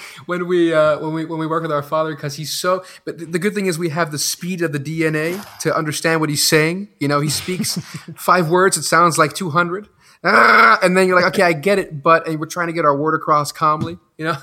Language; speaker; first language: English; non-native, fluent; French